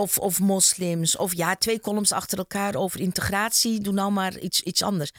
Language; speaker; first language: Dutch; early bilingual, other home language; Turkish